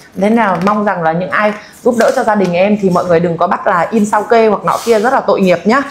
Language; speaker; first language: Vietnamese; native; Vietnamese